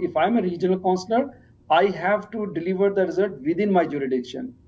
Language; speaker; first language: English; non-native, local second language; Urdu